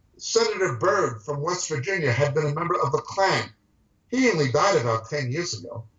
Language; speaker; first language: English; native; English